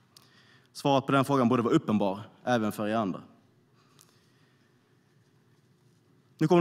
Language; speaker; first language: Swedish; native; Swedish